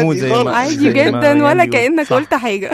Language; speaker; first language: Arabic; native; Arabic